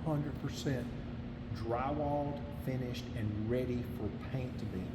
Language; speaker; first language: English; native; English